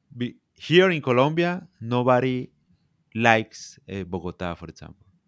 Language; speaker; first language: English; non-native, learner; Spanish